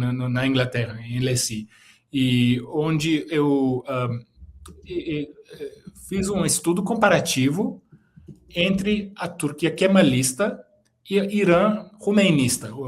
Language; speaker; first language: Portuguese; non-native, fluent; Turkish